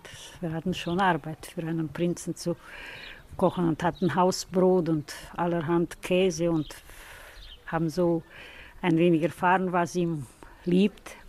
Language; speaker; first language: German; native; German